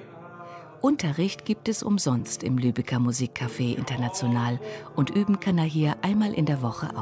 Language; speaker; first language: German; native; German